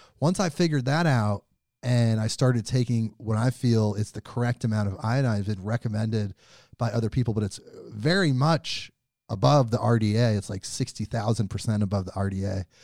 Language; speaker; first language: English; native; English